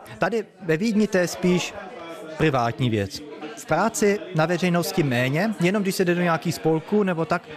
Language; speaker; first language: Czech; early bilingual, heritage; Czech